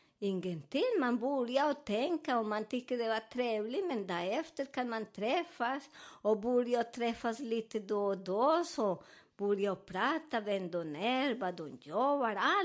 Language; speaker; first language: Swedish; non-native, learner; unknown